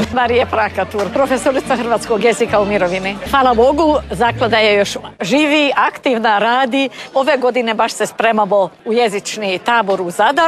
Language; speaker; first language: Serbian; early bilingual, heritage; Croatian